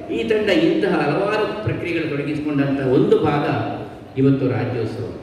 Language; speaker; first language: Kannada; non-native, local second language; Tulu